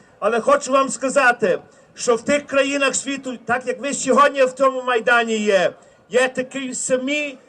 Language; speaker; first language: Ukrainian; early bilingual, heritage; Ukrainian